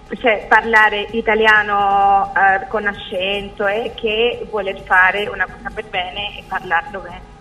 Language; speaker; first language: Italian; non-native, fluent; Spanish